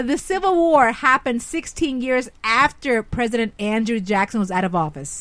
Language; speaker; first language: English; early bilingual, other home language; Spanish